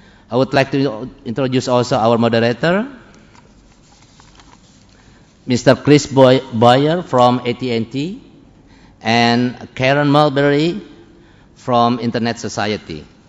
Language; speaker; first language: English; non-native, fluent; Indonesian